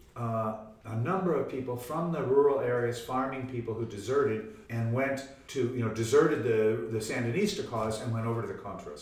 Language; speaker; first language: English; native; English